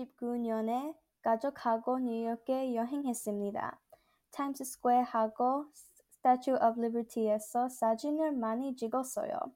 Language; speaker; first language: Korean; non-native, learner; English